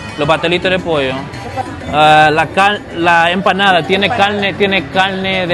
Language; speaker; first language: Spanish; non-native, learner; English